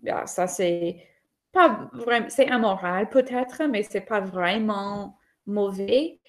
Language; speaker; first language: French; non-native, fluent; English